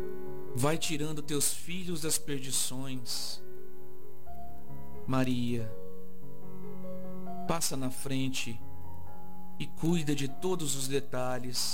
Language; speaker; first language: Portuguese; native; Portuguese